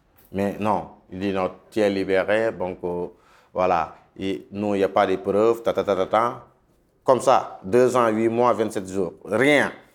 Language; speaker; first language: French; non-native, local second language; Wolof